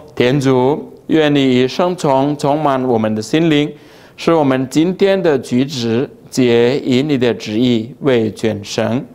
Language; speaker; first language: Chinese; early bilingual, heritage; Chinese